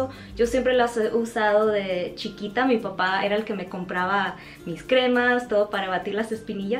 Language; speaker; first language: Spanish; native; Spanish